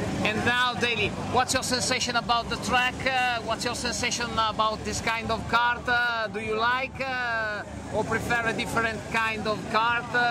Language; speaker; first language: English; non-native, learner; Italian